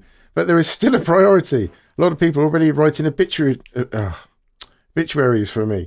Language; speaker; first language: English; native; English